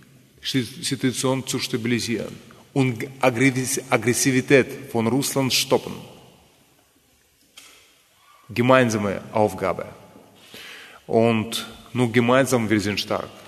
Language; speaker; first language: German; non-native, fluent; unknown